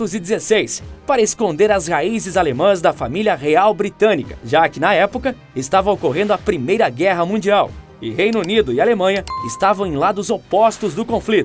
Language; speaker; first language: Portuguese; native; Portuguese